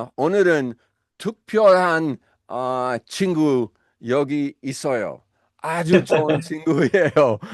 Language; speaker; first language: Korean; non-native, learner; English